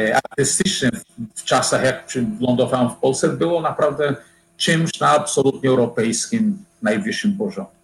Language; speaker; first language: Polish; non-native, fluent; Portuguese